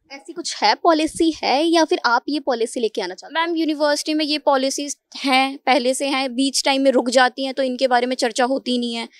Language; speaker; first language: Hindi; native; Hindi